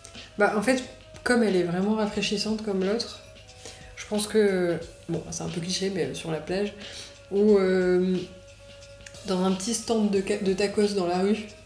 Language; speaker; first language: French; native; French